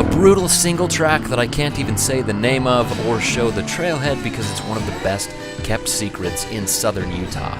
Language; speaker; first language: English; native; English